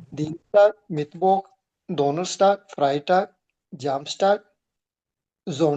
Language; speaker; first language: German; non-native, learner; Hindi